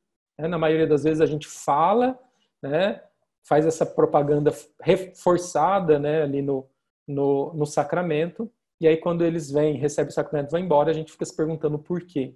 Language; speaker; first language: Portuguese; native; Portuguese